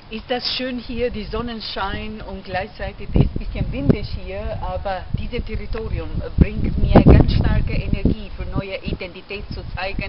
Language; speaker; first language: German; non-native, learner; Albanian